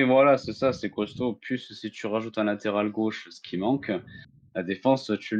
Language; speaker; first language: French; native; French